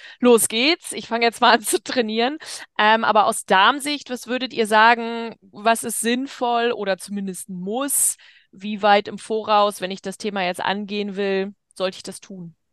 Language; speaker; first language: German; native; German